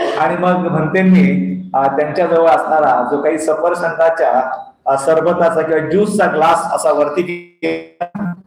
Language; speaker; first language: Marathi; non-native, fluent; English